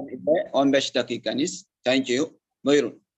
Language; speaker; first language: Turkish; non-native, learner; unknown